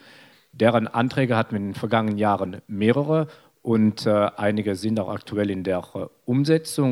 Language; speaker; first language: German; native; German